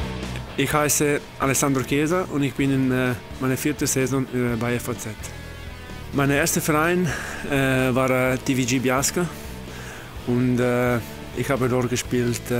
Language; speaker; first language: German; non-native, learner; Italian